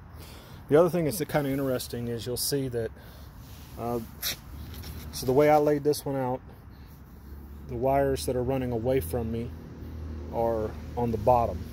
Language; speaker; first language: English; native; English